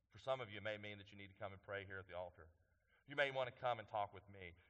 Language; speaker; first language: English; native; English